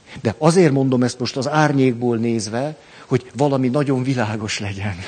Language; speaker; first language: Hungarian; native; Hungarian